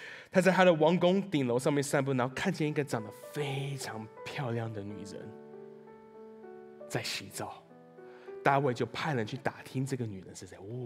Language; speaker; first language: Chinese; early bilingual, heritage; Chinese